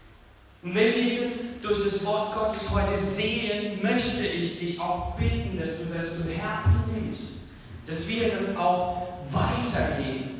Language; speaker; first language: German; non-native, fluent; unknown